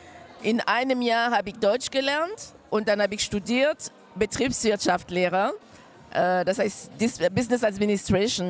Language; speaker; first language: German; non-native, fluent; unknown